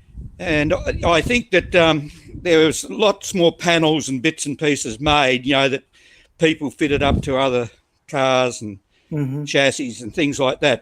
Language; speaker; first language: English; native; English